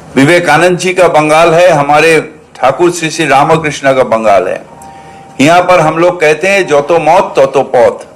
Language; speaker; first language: Hindi; non-native, local second language; Bangla